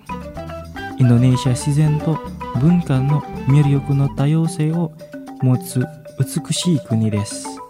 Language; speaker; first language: Japanese; non-native, fluent; Indonesian